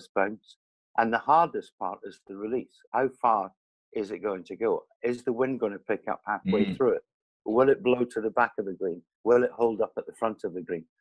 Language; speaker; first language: English; native; English